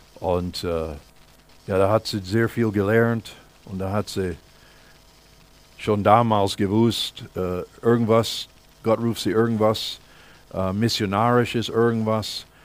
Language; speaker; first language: German; non-native, fluent; English